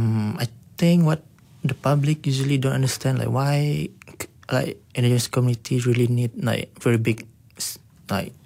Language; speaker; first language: English; non-native, local second language; Iban